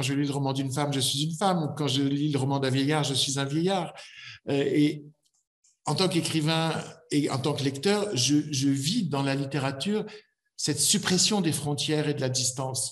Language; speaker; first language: French; native; French